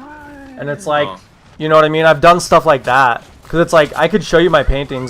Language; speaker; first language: English; native; English